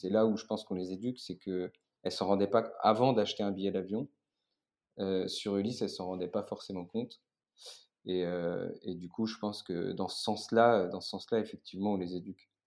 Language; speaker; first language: French; native; French